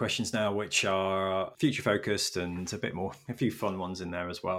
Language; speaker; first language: English; native; English